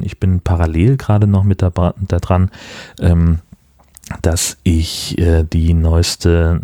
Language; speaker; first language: German; native; German